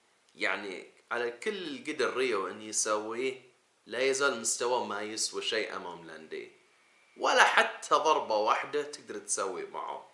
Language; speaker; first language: Arabic; native; Arabic